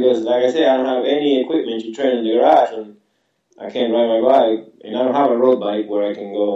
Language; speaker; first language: English; non-native, fluent; Spanish